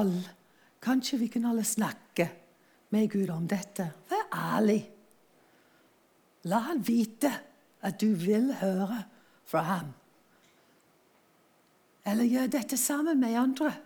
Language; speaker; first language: Norwegian; non-native, fluent; English